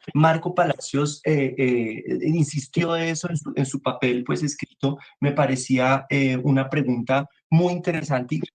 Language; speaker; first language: Spanish; native; Spanish